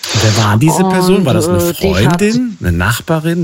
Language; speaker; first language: German; native; German